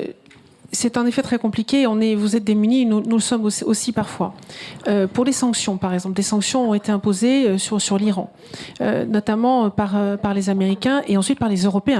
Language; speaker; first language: French; native; French